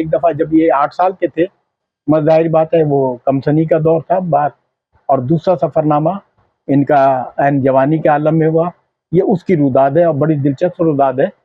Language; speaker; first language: Urdu; native; Urdu